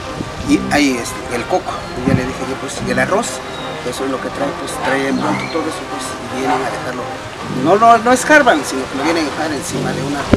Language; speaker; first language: Spanish; native; Spanish